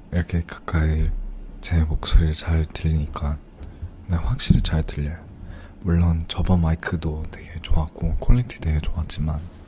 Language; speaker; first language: Korean; non-native, fluent; English